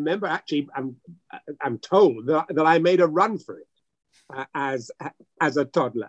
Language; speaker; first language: English; native; English